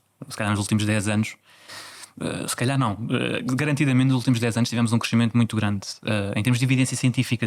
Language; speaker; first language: Portuguese; native; Portuguese